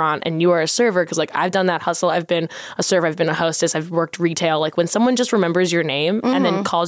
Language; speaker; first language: English; native; English